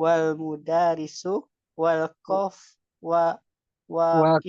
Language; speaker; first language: Indonesian; native; Indonesian